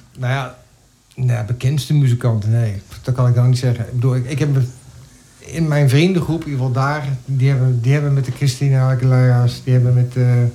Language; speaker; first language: Dutch; native; Dutch